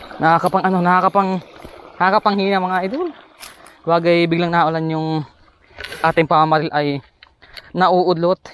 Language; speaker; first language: Filipino; non-native, local second language; Bikol